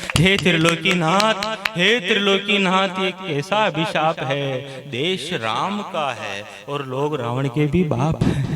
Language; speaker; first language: Hindi; native; Hindi